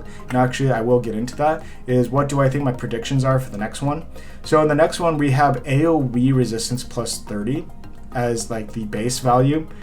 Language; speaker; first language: English; native; English